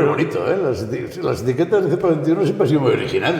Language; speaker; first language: Spanish; native; Spanish